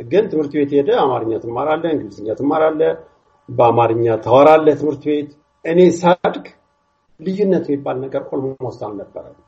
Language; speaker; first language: Amharic; non-native, local second language; Tigrinya